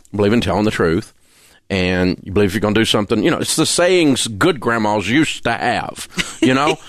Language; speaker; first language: English; native; English